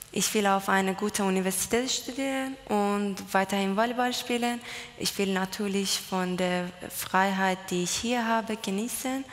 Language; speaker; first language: German; non-native, learner; Persian